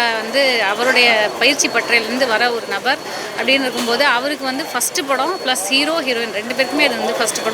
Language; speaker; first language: Tamil; native; Tamil